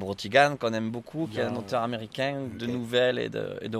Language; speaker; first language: French; native; French